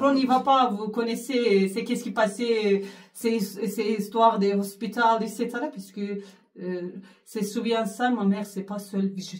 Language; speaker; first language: French; non-native, learner; Arabic